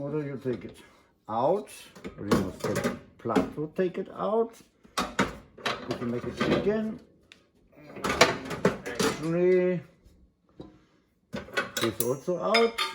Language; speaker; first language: English; non-native, learner; Swedish